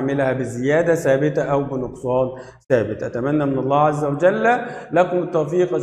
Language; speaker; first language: Arabic; native; Arabic